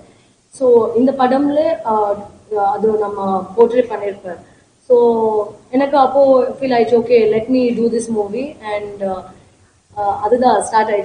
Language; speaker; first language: Tamil; non-native, learner; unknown